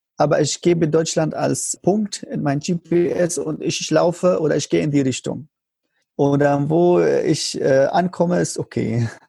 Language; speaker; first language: German; non-native, learner; Arabic